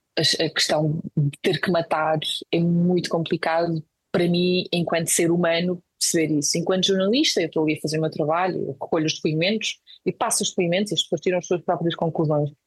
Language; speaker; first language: Portuguese; early bilingual, other home language; Ukrainian